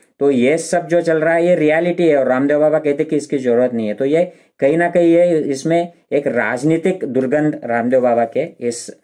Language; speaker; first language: Hindi; non-native, local second language; Marathi